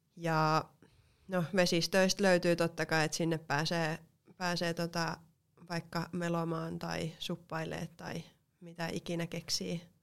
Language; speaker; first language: Finnish; native; Finnish